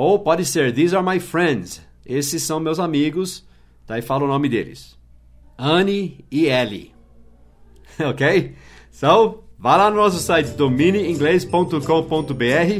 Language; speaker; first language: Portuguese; non-native, fluent; English